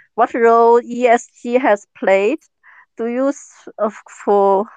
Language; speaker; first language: English; non-native, fluent; Chinese